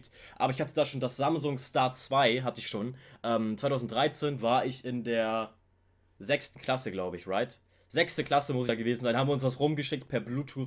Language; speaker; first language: German; native; German